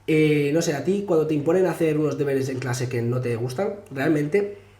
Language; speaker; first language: Spanish; native; Spanish